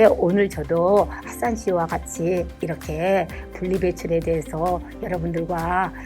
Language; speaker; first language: Korean; native; Korean